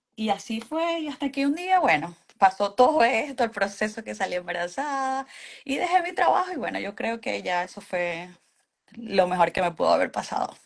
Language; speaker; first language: Spanish; native; Spanish